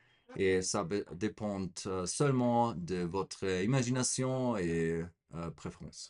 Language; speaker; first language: French; non-native, fluent; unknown